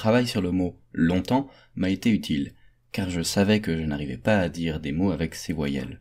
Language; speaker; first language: French; non-native, fluent; English